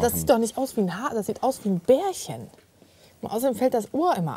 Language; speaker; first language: German; native; German